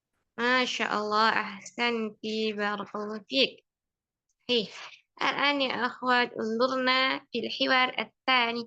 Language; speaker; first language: Arabic; non-native, fluent; Indonesian